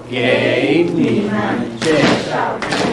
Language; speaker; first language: Chinese; non-native, learner; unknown